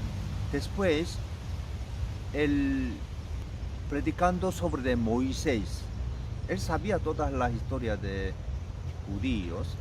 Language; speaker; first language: Spanish; non-native, learner; Korean